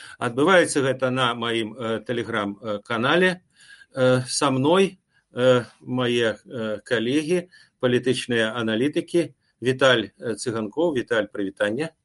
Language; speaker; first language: Belarusian; non-native, local second language; Russian